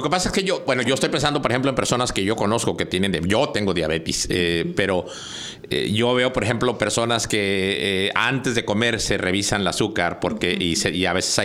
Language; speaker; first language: Spanish; native; Spanish